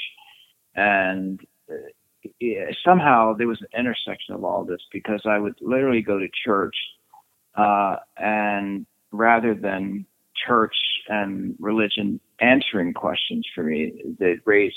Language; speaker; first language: English; native; English